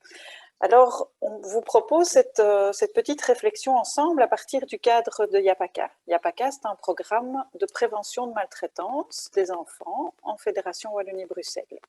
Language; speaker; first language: French; native; French